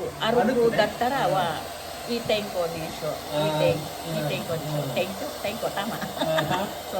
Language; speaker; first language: Japanese; non-native, learner; Filipino